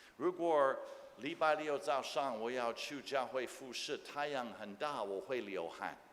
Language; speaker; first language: Chinese; non-native, fluent; English